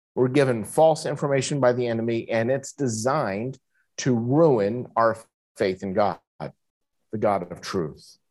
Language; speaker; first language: English; native; English